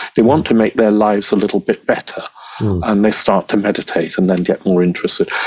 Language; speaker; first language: English; native; English